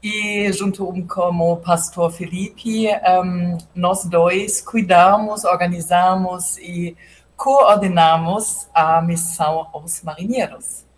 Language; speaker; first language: Portuguese; non-native, fluent; German